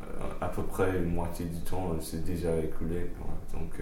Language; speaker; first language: French; non-native, fluent; English